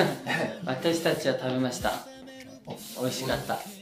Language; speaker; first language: Japanese; non-native, learner; Korean